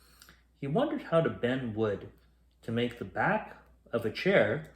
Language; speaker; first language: English; native; English